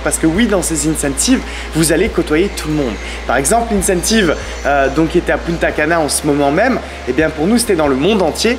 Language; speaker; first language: French; native; French